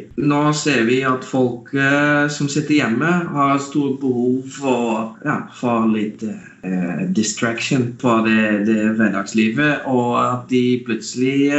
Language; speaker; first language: Norwegian; non-native, fluent; Dutch